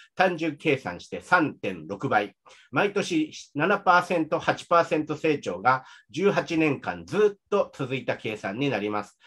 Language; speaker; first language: Japanese; native; Japanese